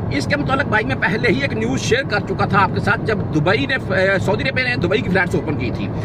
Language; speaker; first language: Urdu; non-native, local second language; Punjabi